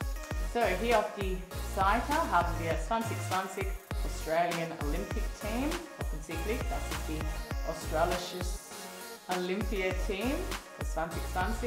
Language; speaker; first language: German; non-native, learner; English